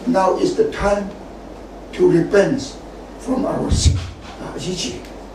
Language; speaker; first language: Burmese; non-native, local second language; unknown